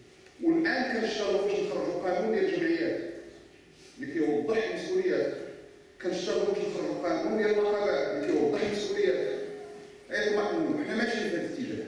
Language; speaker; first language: Arabic; native; Arabic